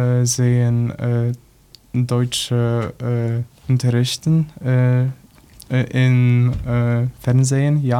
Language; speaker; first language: German; non-native, learner; Polish